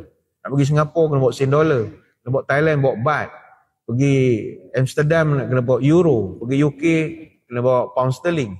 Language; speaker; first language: Malay; native; Malay